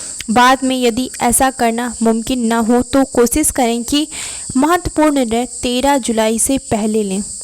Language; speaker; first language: Hindi; native; Hindi